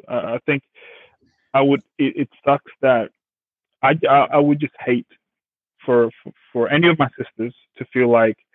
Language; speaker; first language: English; early bilingual, other home language; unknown